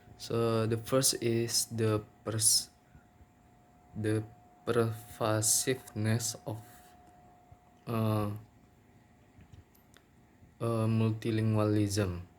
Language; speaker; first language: English; non-native, local second language; Minangkabau